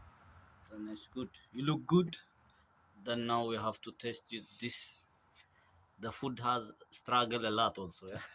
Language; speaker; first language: English; non-native, local second language; Amharic